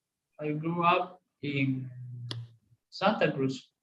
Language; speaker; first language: English; non-native, learner; Spanish